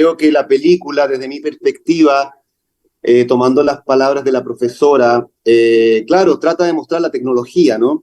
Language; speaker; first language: Spanish; native; Spanish